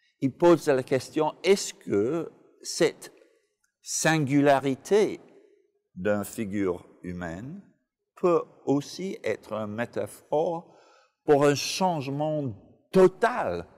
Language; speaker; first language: French; non-native, fluent; English